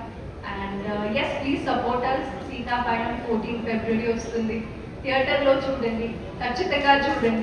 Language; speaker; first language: Telugu; non-native, learner; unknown